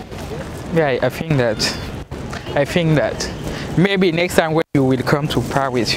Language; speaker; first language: English; non-native, learner; French